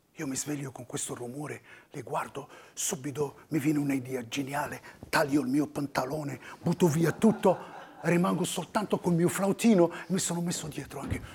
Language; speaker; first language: Italian; non-native, fluent; Arabic